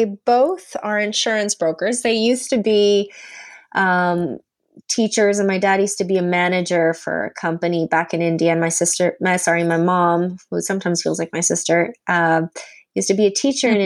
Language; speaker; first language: English; non-native, fluent; Punjabi